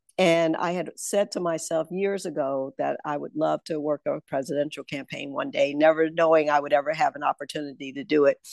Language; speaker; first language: English; native; English